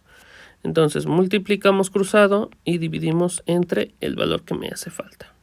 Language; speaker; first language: Spanish; native; Spanish